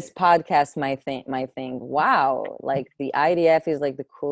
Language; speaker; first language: English; non-native, fluent; Hebrew